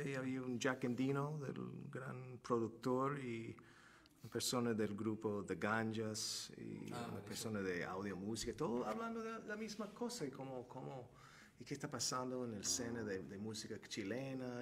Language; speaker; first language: Spanish; non-native, fluent; Turkish